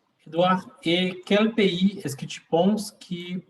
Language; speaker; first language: French; non-native, learner; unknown